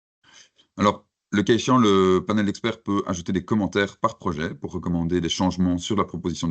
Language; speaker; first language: French; native; French